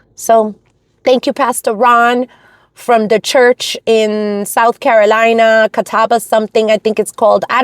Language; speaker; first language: English; native; English